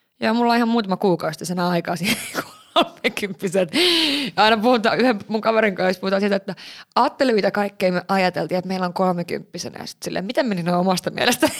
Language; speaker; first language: Finnish; early bilingual, heritage; Finnish